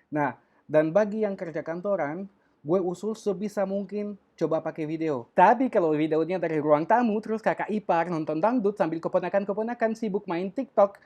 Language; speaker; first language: Indonesian; non-native, fluent; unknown